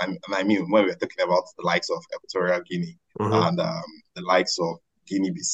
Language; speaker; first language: English; non-native, local second language; Igbo